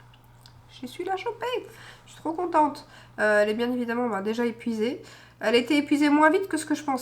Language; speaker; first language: French; native; French